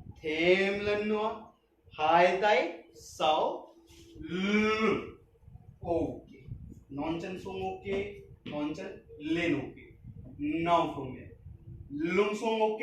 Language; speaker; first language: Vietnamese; non-native, learner; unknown